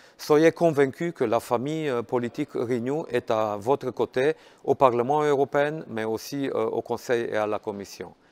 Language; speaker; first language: French; non-native, fluent; Romanian